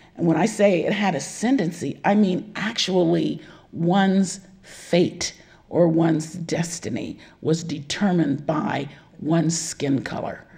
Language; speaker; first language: English; native; English